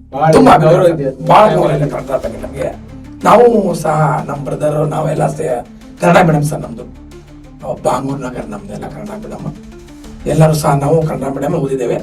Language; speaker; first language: Kannada; non-native, local second language; Urdu